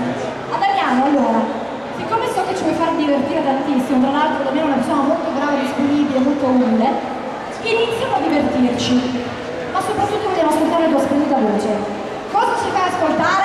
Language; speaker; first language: Italian; native; Italian